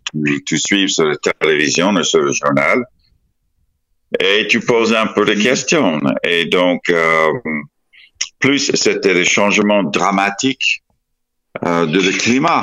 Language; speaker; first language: French; non-native, fluent; English